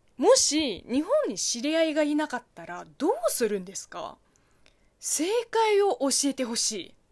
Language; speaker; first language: Japanese; non-native, fluent; Chinese